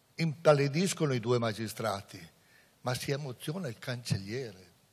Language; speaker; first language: Italian; native; Italian